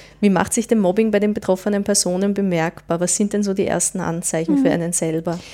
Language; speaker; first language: German; native; German